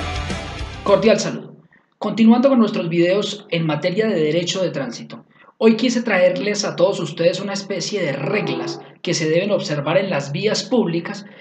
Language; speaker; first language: Spanish; native; Spanish